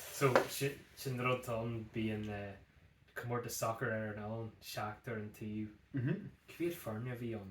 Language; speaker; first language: Irish; non-native, local second language; English